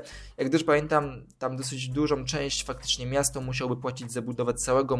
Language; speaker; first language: Polish; native; Polish